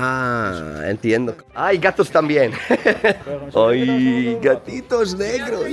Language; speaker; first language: Spanish; non-native, learner; English